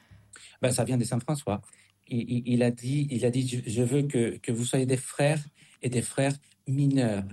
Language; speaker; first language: French; non-native, fluent; Spanish